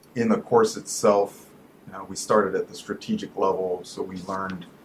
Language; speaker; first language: English; native; English